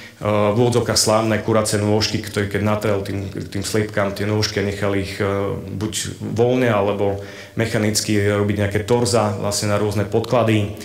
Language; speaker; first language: Slovak; native; Slovak